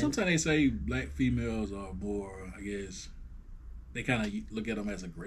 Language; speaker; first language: English; native; English